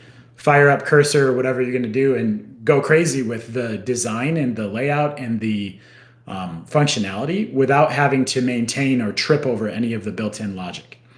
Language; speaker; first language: English; native; English